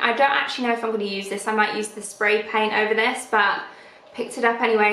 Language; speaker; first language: English; native; English